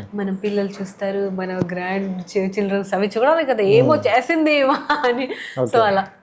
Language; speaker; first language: Telugu; non-native, fluent; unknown